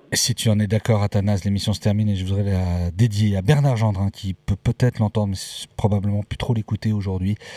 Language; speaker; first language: French; native; French